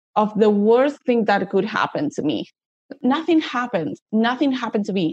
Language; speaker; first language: English; non-native, fluent; Spanish